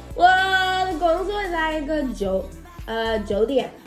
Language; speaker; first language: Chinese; non-native, learner; English